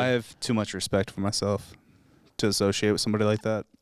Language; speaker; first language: English; native; English